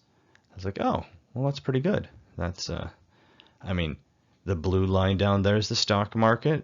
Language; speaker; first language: English; native; English